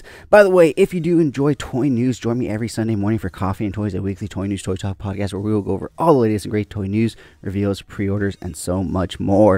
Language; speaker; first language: English; native; English